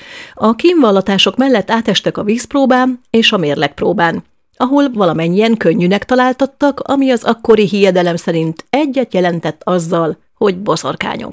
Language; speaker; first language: Hungarian; native; Hungarian